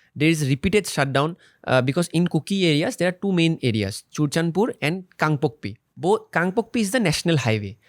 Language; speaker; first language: English; non-native, local second language; Assamese